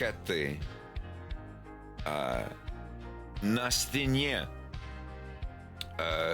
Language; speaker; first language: Russian; non-native, learner; English